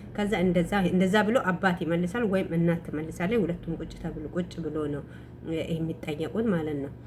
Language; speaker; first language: Amharic; non-native, local second language; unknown